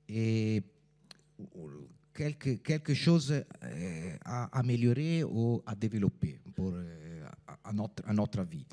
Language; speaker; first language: French; non-native, fluent; Italian